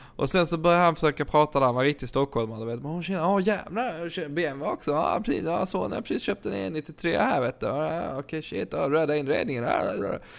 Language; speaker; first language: Swedish; native; Swedish